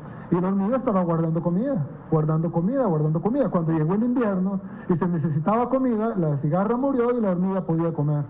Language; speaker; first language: Spanish; native; Spanish